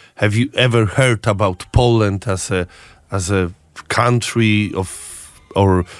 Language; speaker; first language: English; non-native, learner; Polish